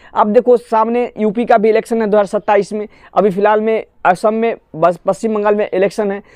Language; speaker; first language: Hindi; non-native, local second language; Assamese